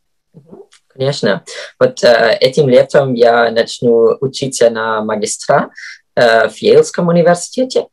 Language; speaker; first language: Russian; non-native, fluent; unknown